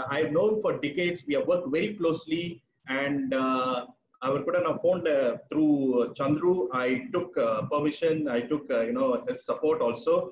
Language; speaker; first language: English; non-native, local second language; Tamil